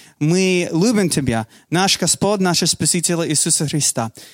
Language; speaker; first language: Russian; non-native, fluent; English